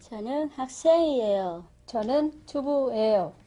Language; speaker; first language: Korean; non-native, learner; Vietnamese